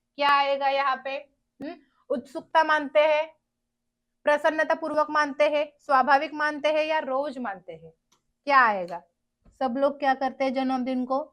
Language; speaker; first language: Hindi; non-native, local second language; Marathi